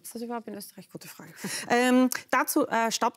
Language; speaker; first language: German; native; German